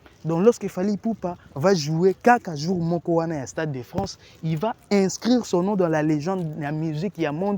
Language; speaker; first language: French; non-native, local second language; Lingala